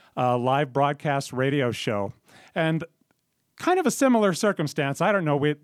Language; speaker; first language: English; native; English